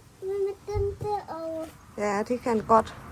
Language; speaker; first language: Danish; non-native, learner; Thai